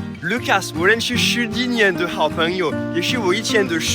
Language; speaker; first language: Chinese; non-native, fluent; French